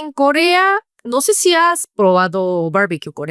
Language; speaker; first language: Spanish; non-native, fluent; Korean